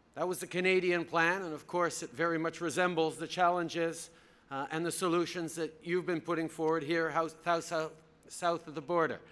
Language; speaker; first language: English; early bilingual, other home language; French